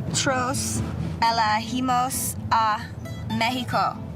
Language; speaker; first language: Spanish; non-native, learner; English